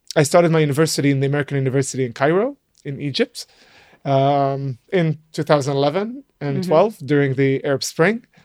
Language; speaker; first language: English; non-native, fluent; Arabic